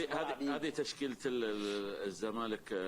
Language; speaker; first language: Arabic; native; Arabic